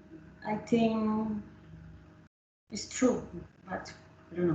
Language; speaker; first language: English; non-native, learner; Spanish